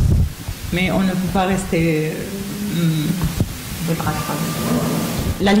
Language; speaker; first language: French; non-native, learner; Arabic